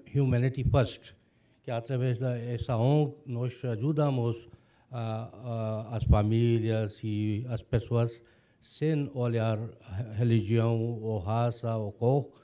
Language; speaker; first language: Portuguese; non-native, fluent; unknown